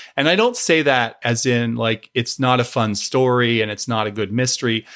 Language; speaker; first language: English; native; English